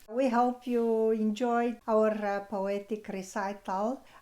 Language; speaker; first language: English; non-native, fluent; Romanian